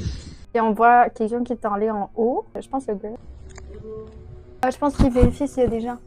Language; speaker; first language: French; native; French